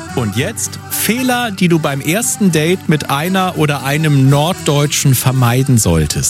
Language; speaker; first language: German; native; German